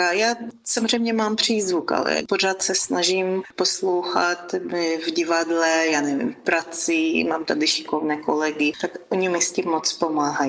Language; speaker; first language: Czech; non-native, fluent; Ukrainian